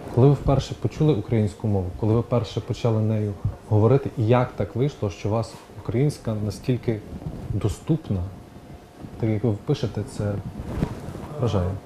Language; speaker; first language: Ukrainian; native; Ukrainian